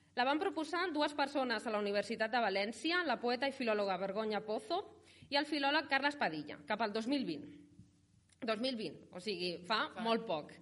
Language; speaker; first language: Catalan; native; Catalan